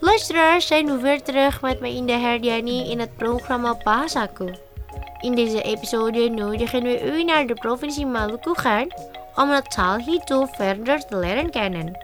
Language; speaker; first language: Dutch; non-native, learner; Indonesian